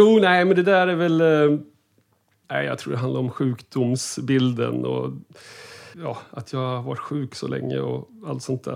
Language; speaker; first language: Swedish; native; Swedish